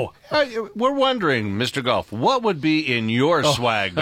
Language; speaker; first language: English; native; English